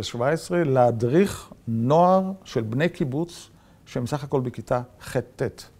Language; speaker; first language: Hebrew; early bilingual, other home language; Yiddish